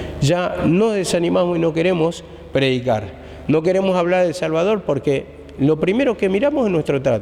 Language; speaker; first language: Spanish; native; Spanish